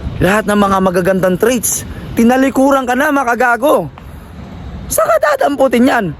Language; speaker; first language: Filipino; non-native, local second language; Pampanga